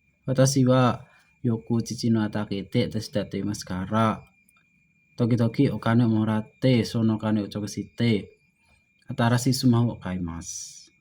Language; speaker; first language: Japanese; non-native, learner; Indonesian